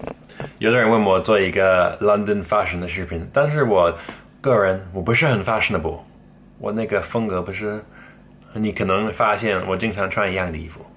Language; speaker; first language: Chinese; non-native, fluent; English